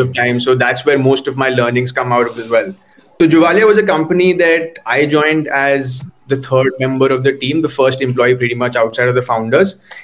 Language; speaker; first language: English; non-native, local second language; Hindi